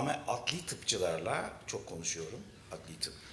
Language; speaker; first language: Turkish; native; Turkish